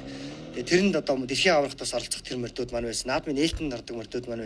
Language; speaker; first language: Mongolian; native; Mongolian